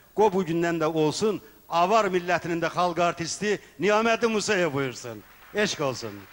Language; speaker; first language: Azerbaijani; native; Azerbaijani